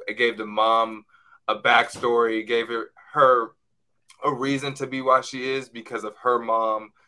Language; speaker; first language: English; native; English